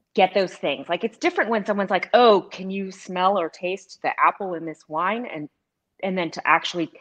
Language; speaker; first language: English; native; English